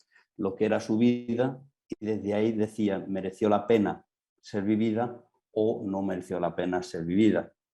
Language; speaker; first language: Spanish; native; Spanish